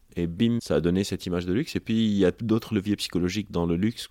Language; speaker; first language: French; non-native, local second language; Arabic